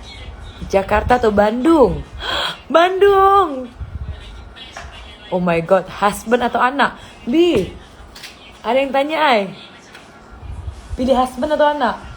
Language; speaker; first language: Malay; native; Malay